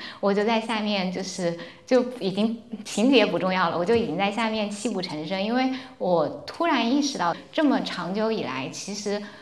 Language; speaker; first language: Chinese; native; Chinese